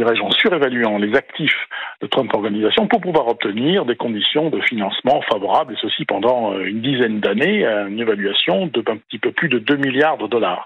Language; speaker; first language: French; native; French